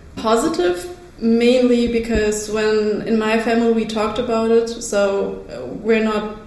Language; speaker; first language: English; early bilingual, other home language; Russian